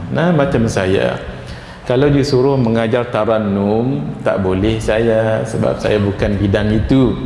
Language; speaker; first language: Malay; native; Malay